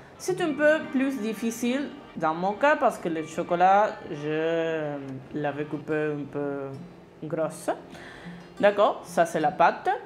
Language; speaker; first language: French; non-native, learner; Spanish